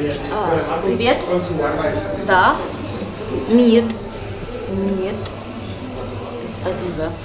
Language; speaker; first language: Russian; non-native, learner; Spanish